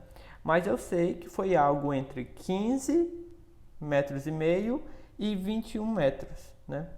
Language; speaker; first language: Portuguese; native; Portuguese